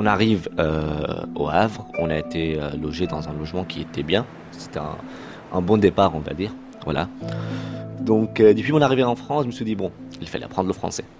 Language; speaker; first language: French; non-native, fluent; Arabic